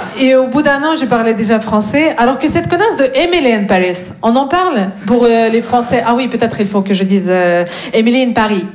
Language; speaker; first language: French; non-native, fluent; Russian